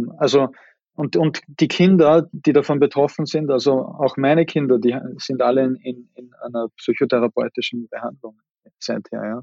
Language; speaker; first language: German; native; German